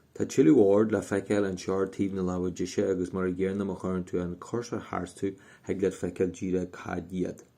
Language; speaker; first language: Irish; native; Irish